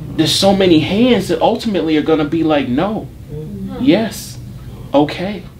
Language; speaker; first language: English; native; English